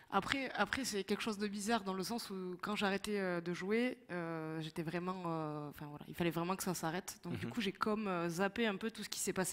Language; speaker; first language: French; native; French